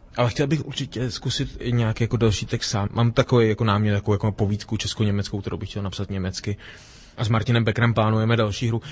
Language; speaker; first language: Czech; native; Czech